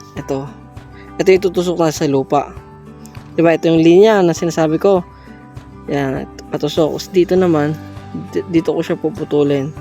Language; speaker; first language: Filipino; non-native, local second language; Cebuano